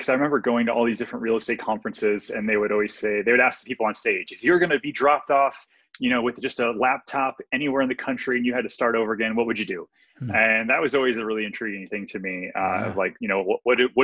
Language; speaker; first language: English; native; English